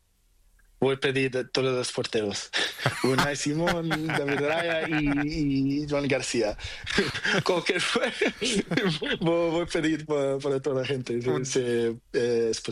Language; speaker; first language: Spanish; non-native, learner; Portuguese